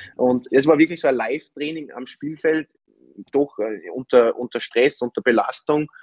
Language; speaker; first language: German; native; German